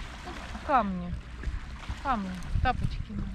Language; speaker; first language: Russian; native; Russian